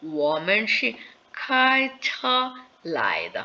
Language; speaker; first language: Chinese; non-native, fluent; Bangla